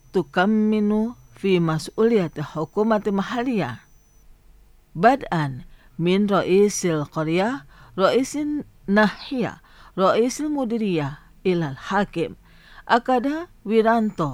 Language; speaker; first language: Arabic; non-native, fluent; Indonesian